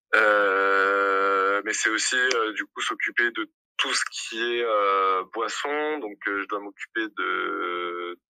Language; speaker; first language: French; native; French